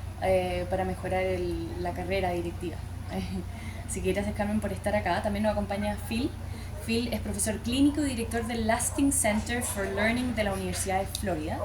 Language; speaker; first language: Spanish; native; Spanish